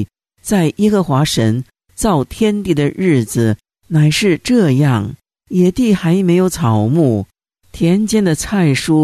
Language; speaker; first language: Chinese; native; Chinese